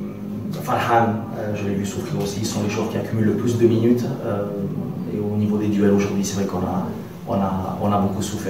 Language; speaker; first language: French; native; French